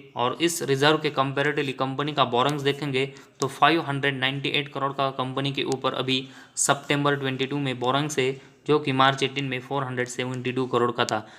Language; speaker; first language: Hindi; non-native, local second language; Marathi